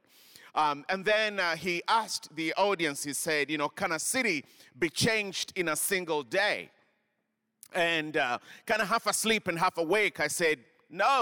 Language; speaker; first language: English; non-native, local second language; Luyia